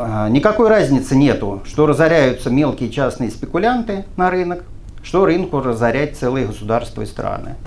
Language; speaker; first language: Russian; native; Russian